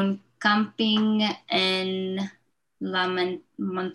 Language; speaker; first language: Spanish; non-native, learner; English